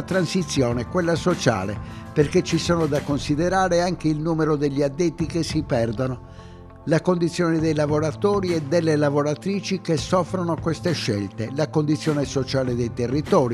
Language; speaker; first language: Italian; native; Italian